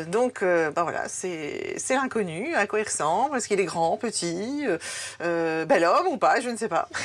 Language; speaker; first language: French; native; French